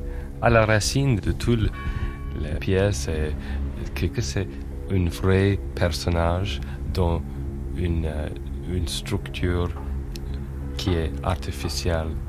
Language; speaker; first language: French; non-native, fluent; English